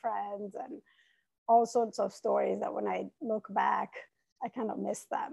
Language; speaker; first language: English; non-native, fluent; Italian